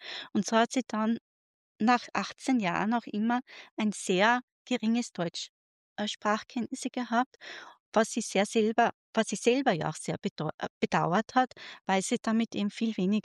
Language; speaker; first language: German; native; German